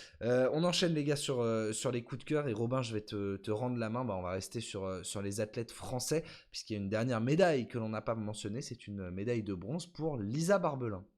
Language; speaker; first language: French; native; French